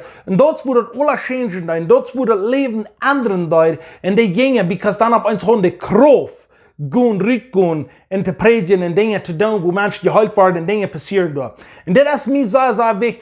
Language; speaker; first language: German; non-native, learner; English